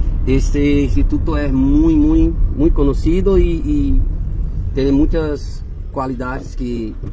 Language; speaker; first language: Spanish; non-native, fluent; Portuguese